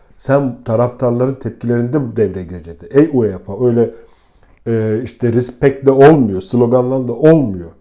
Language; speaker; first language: Turkish; native; Turkish